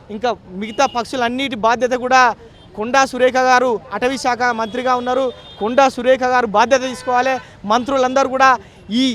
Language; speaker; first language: Telugu; native; Telugu